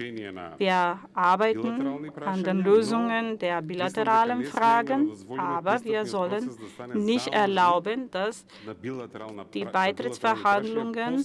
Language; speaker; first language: German; non-native, fluent; Macedonian